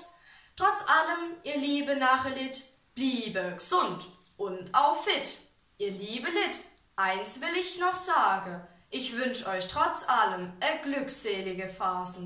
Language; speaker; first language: German; native; German